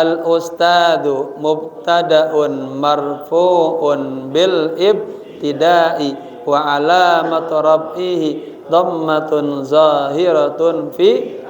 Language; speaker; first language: Arabic; non-native, fluent; Indonesian